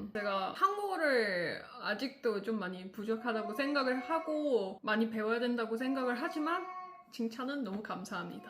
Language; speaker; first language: Korean; non-native, fluent; English